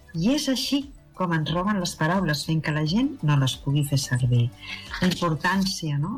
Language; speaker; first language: Catalan; native; Catalan